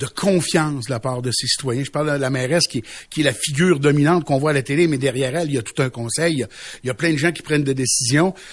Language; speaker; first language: French; native; French